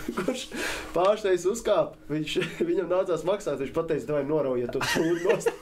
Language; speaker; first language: Latvian; native; Latvian